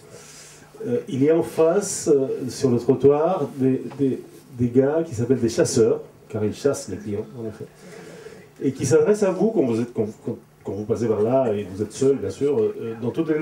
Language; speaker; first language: French; non-native, fluent; Spanish